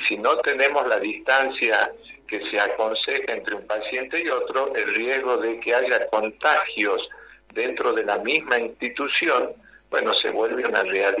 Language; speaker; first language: Spanish; native; Spanish